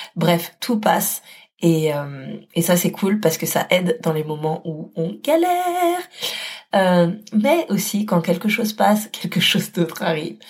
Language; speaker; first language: French; native; French